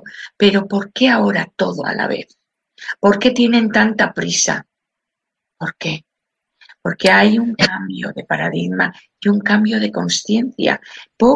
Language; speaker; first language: Spanish; native; Spanish